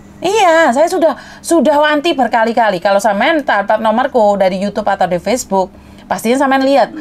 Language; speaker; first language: Indonesian; non-native, local second language; Madurese